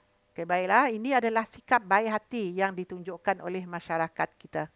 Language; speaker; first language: Malay; native; Malay